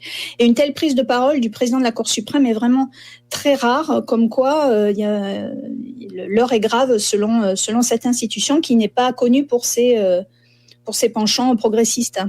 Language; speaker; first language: French; native; French